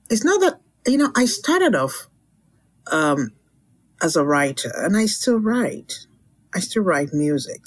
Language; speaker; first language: English; non-native, local second language; Yoruba